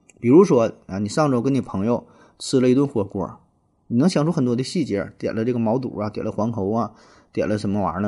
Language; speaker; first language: Chinese; native; Chinese